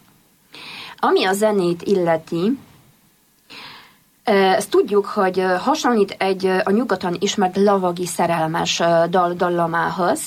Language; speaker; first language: Hungarian; non-native, fluent; Polish